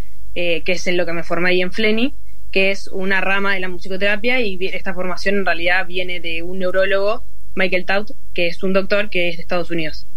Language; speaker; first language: Spanish; native; Spanish